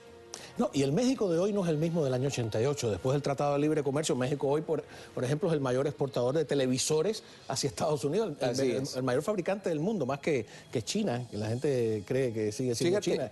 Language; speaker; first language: Spanish; native; Spanish